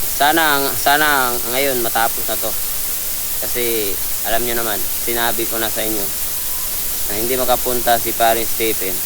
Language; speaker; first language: Filipino; non-native, local second language; Cebuano